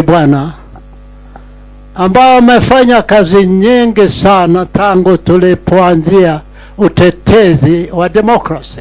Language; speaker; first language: Swahili; non-native, local second language; Kikuyu